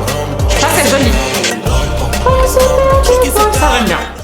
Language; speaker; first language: French; native; French